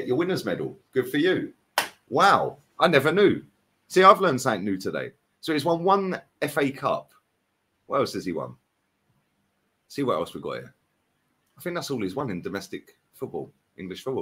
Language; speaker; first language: English; native; English